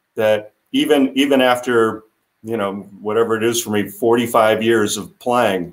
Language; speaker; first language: English; native; English